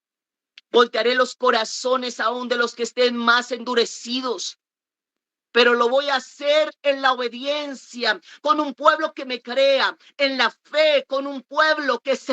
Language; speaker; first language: Spanish; native; Spanish